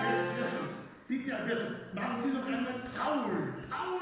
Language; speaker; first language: German; native; German